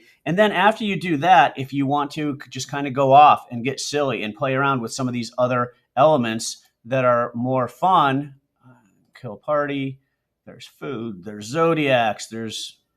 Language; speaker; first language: English; native; English